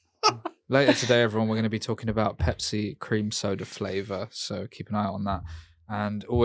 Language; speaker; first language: English; native; English